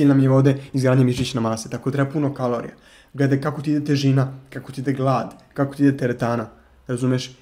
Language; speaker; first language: Serbian; native; Serbian